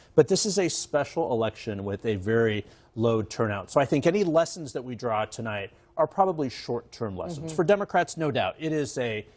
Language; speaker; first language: English; native; English